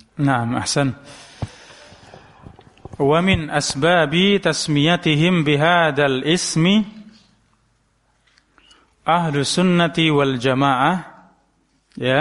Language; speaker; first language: Arabic; non-native, fluent; Indonesian